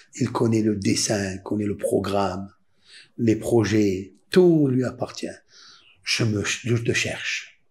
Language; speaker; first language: French; non-native, local second language; Spanish